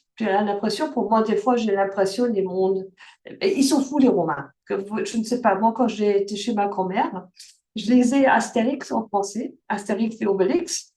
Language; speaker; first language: French; early bilingual, heritage; French